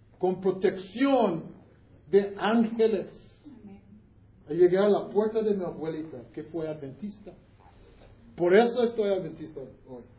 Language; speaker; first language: Spanish; non-native, learner; English